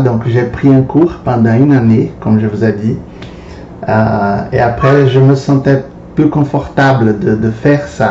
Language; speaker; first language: French; non-native, fluent; Portuguese